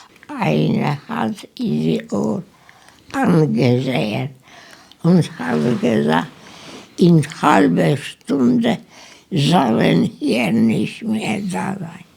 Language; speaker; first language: German; non-native, learner; Polish